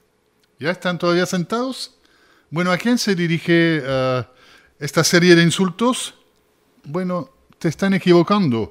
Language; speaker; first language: Spanish; native; Spanish